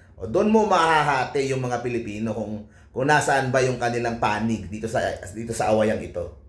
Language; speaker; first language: Filipino; native; Filipino